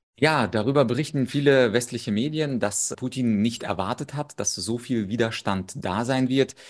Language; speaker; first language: German; early bilingual, other home language; Russian